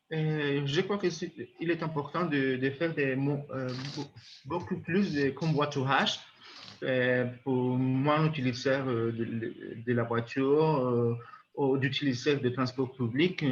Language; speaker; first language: French; non-native, learner; Spanish